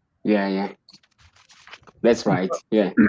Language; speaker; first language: English; non-native, learner; Portuguese